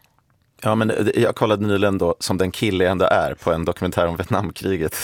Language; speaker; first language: Swedish; native; Swedish